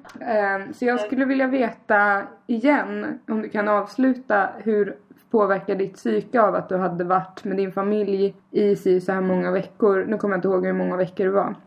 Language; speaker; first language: Swedish; native; Swedish